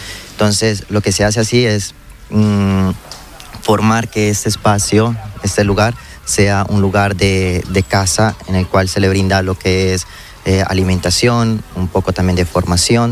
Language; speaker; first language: Spanish; native; Spanish